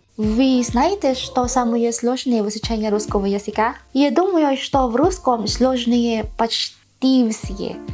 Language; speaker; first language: Russian; non-native, learner; Filipino